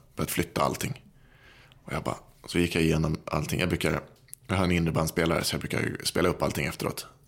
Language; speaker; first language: Swedish; native; Swedish